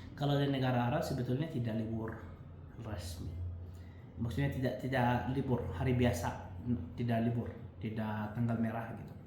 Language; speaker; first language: Indonesian; non-native, fluent; Arabic